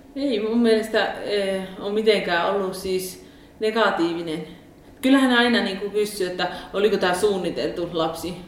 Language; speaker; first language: Finnish; early bilingual, heritage; Finnish